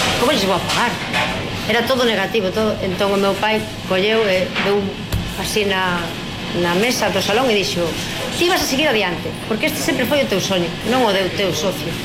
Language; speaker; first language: Galician; native; Galician